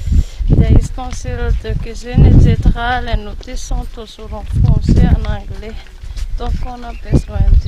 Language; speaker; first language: French; non-native, local second language; Malagasy